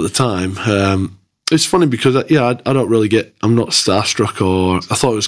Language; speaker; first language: English; native; English